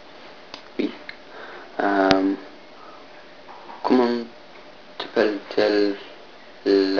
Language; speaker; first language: French; non-native, learner; English